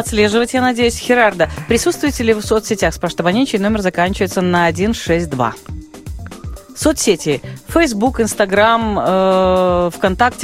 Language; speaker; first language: Russian; native; Russian